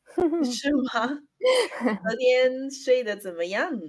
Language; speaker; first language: Chinese; non-native, learner; Spanish